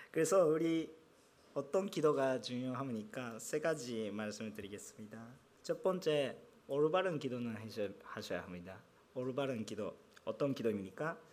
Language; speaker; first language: Korean; non-native, fluent; Japanese